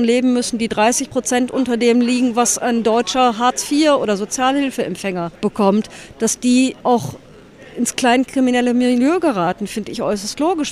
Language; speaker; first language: German; native; German